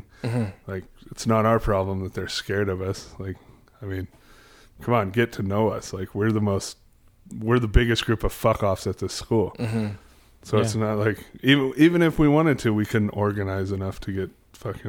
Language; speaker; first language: English; native; English